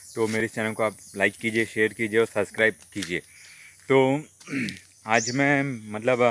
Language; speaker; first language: Hindi; non-native, local second language; Marathi